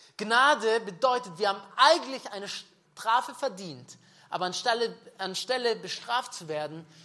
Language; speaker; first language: German; native; German